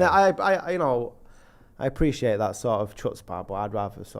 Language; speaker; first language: English; native; English